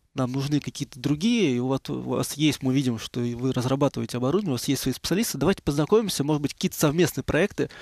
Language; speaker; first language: Russian; native; Russian